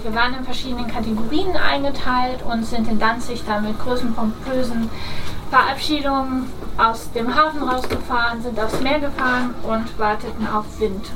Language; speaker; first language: German; native; German